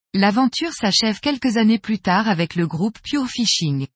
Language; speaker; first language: French; native; French